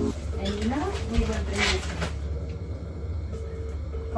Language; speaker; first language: English; non-native, learner; Indonesian